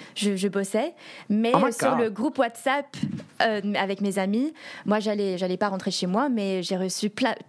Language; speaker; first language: French; early bilingual, heritage; English